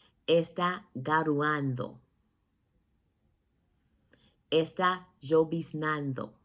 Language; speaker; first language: Spanish; non-native, fluent; English